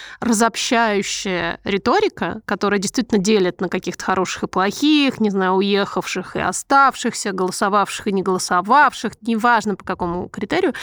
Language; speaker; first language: Russian; native; Russian